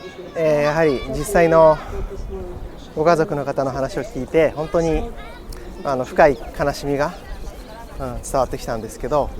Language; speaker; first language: Japanese; native; Japanese